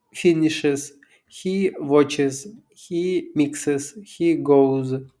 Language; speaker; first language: English; non-native, fluent; Ukrainian